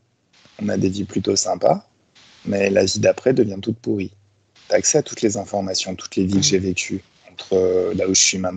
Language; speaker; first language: French; native; French